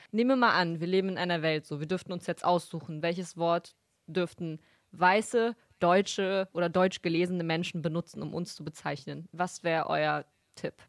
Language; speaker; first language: German; native; German